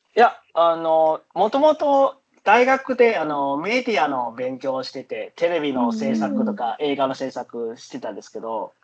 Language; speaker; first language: Japanese; non-native, fluent; Chinese